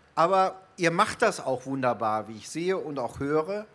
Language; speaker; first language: German; native; German